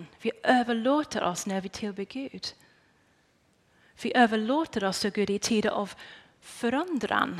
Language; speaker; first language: Swedish; non-native, fluent; English